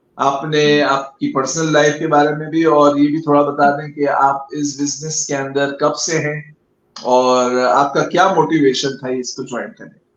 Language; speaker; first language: Urdu; native; Urdu